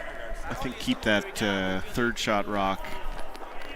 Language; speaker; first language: English; native; English